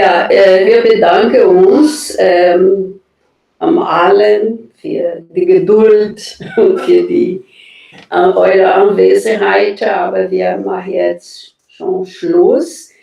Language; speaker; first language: German; non-native, fluent; Portuguese